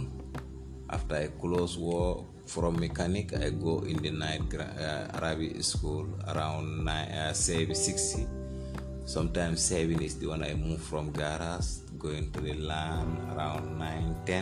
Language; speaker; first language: English; non-native, fluent; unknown